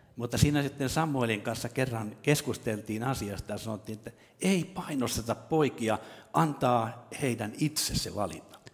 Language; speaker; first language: Finnish; native; Finnish